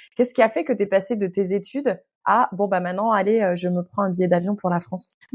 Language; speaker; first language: French; native; French